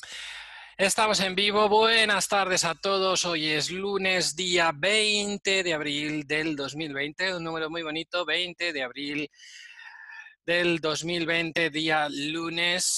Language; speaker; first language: Spanish; native; Spanish